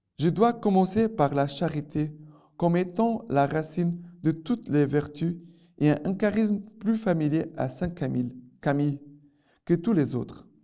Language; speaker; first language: French; non-native, fluent; Portuguese